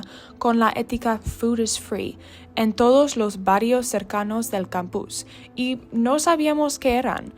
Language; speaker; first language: Spanish; non-native, learner; English